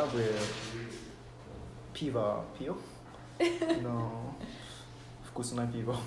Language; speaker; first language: Russian; non-native, fluent; Japanese